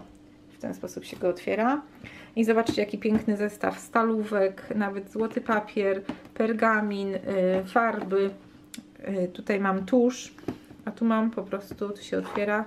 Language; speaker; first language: Polish; native; Polish